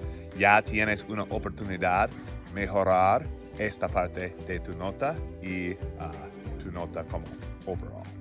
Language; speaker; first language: Spanish; non-native, fluent; English